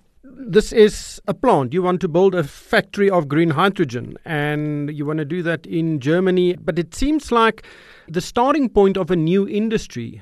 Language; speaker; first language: English; non-native, local second language; Afrikaans